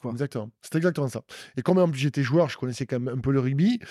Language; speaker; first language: French; native; French